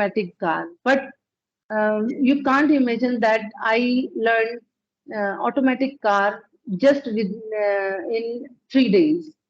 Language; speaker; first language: English; non-native, learner; Punjabi